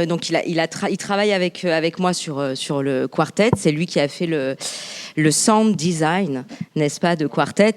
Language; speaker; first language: French; native; French